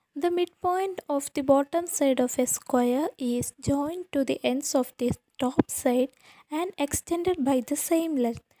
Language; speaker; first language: English; non-native, local second language; Malayalam